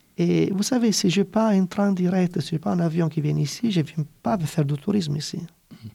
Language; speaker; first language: French; non-native, fluent; Italian